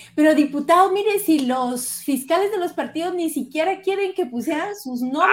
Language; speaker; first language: Spanish; native; Spanish